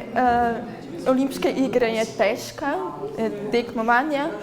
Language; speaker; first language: Slovenian; non-native, learner; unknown